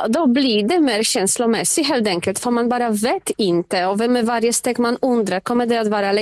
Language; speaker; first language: Swedish; non-native, fluent; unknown